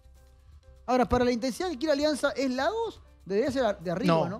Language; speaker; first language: Spanish; native; Spanish